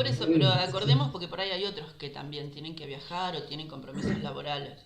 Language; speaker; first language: Spanish; native; Spanish